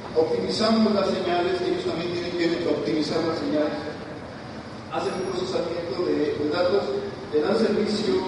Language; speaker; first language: Spanish; native; Spanish